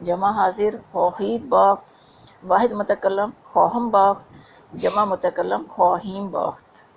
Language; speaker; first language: Persian; non-native, fluent; Urdu